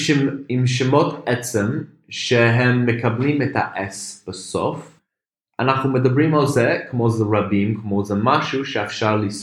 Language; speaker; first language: Hebrew; non-native, fluent; English